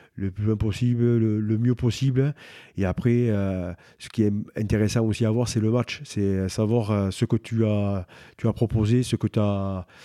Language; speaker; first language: French; native; French